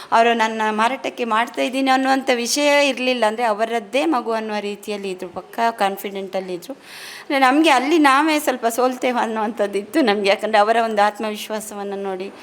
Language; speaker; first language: Kannada; native; Kannada